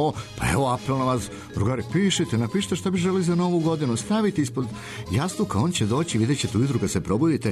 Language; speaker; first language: Serbian; native; Serbian